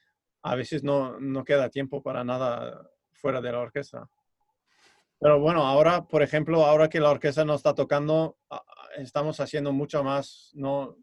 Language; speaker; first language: Spanish; non-native, fluent; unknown